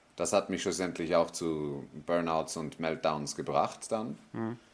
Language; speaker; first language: German; native; German